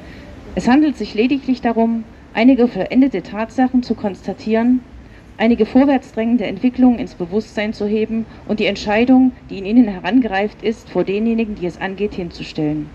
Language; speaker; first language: German; native; German